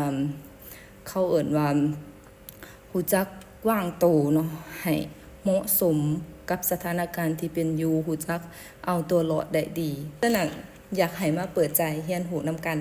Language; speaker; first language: Thai; non-native, local second language; Lao